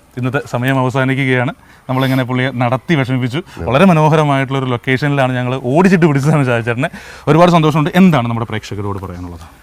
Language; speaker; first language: Malayalam; native; Malayalam